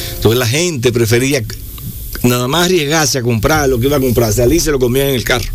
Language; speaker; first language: Spanish; native; Spanish